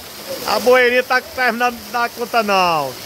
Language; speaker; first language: Portuguese; native; Portuguese